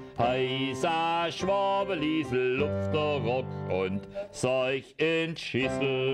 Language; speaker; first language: German; native; German